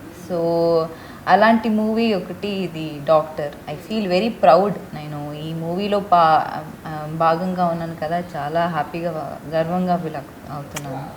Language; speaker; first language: Telugu; non-native, learner; Tamil